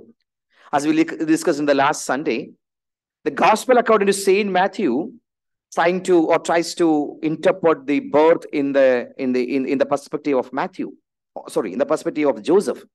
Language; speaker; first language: English; non-native, local second language; Malayalam